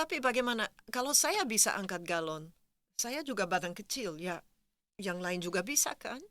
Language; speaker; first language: Indonesian; non-native, fluent; Dutch